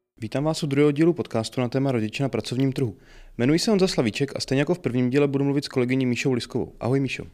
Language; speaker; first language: Czech; native; Czech